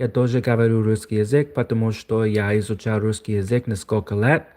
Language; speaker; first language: Russian; non-native, learner; English